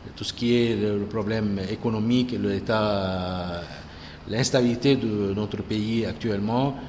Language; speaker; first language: French; non-native, local second language; Arabic